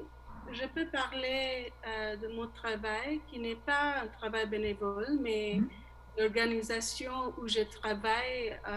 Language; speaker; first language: French; non-native, learner; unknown